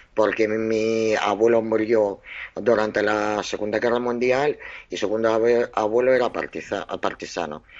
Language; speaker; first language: Spanish; non-native, fluent; Russian